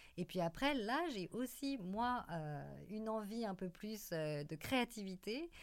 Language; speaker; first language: French; native; French